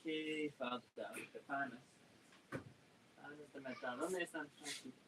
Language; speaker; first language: Spanish; non-native, learner; English